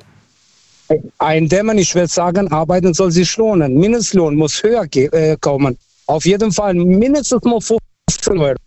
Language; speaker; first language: German; non-native, fluent; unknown